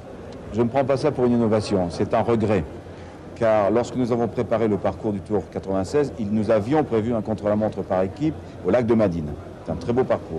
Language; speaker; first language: French; native; French